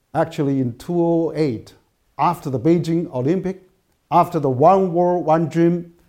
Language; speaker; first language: English; non-native, fluent; Chinese